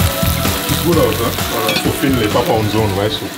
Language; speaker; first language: German; native; German